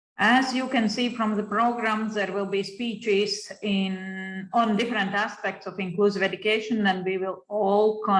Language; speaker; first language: English; non-native, fluent; Latvian